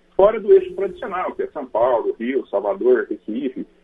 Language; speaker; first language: Portuguese; native; Portuguese